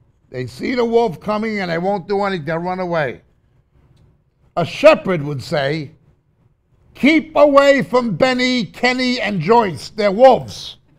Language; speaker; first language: English; native; English